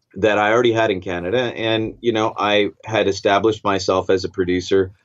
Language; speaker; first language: English; native; English